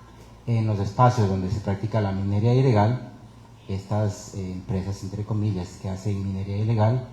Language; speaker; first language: Spanish; native; Spanish